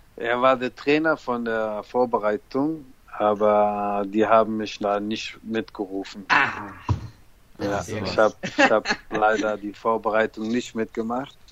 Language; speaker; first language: German; native; German